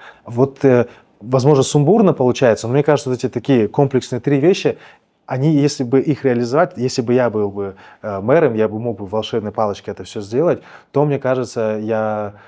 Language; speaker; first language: Russian; native; Russian